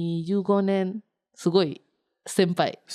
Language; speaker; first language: Japanese; non-native, learner; Spanish